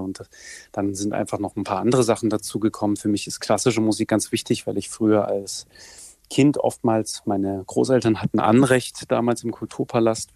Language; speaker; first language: German; native; German